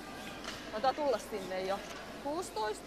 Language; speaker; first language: Finnish; native; Finnish